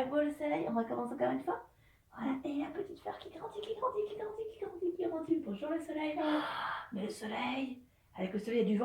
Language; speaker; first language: French; native; French